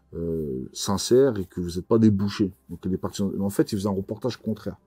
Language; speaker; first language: French; native; French